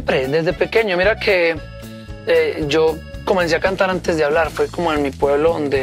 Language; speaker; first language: Spanish; native; Spanish